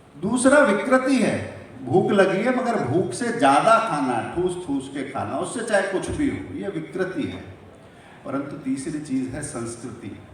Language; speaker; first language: Hindi; native; Hindi